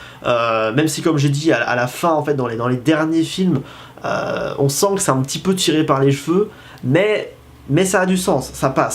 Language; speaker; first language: French; native; French